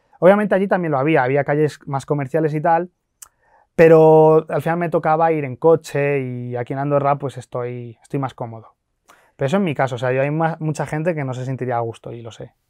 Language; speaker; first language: Spanish; native; Spanish